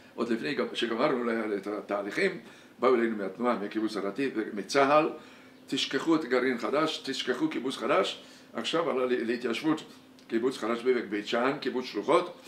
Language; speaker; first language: Hebrew; non-native, fluent; Hungarian